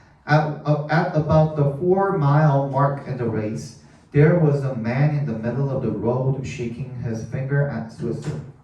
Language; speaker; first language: English; non-native, fluent; Korean